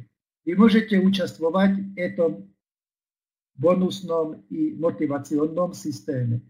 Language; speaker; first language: Russian; non-native, learner; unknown